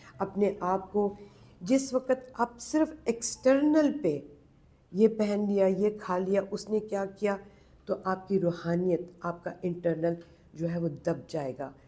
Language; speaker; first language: Urdu; non-native, local second language; Punjabi